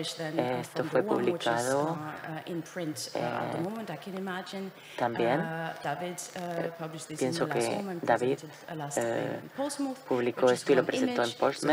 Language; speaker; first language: Spanish; non-native, fluent; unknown